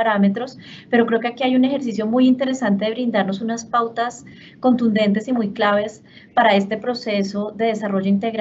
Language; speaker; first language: Spanish; native; Spanish